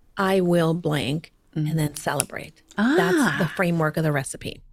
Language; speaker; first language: English; early bilingual, heritage; Spanish